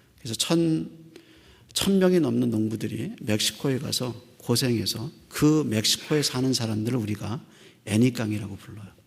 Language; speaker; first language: Korean; native; Korean